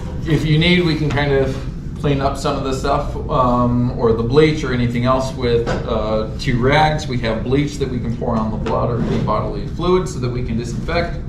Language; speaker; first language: English; native; English